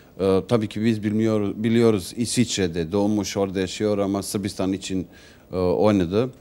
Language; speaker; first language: Turkish; non-native, learner; Serbian